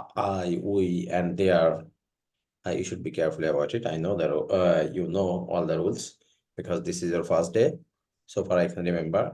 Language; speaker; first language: English; non-native, fluent; Bangla